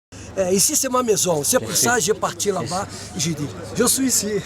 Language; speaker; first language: French; non-native, fluent; Portuguese